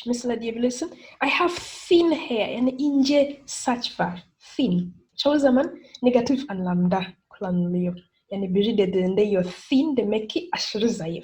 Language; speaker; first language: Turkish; non-native, learner; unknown